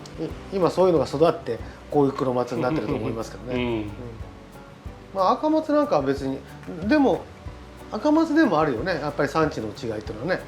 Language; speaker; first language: Japanese; native; Japanese